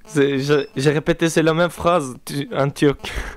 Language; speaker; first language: French; non-native, fluent; Turkish